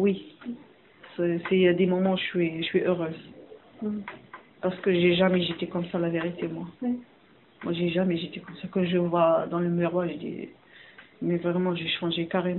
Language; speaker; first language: French; non-native, learner; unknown